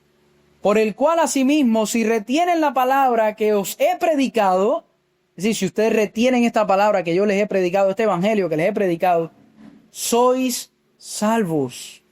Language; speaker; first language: Spanish; native; Spanish